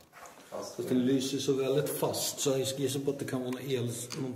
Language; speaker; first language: Swedish; native; Swedish